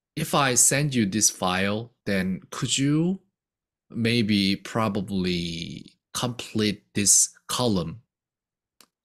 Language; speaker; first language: English; non-native, fluent; Korean